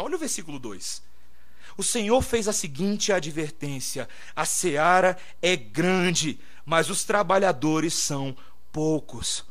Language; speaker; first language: Portuguese; native; Portuguese